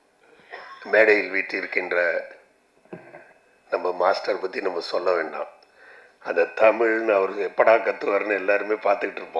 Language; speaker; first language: Tamil; native; Tamil